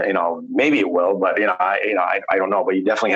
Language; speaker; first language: English; non-native, fluent; Arabic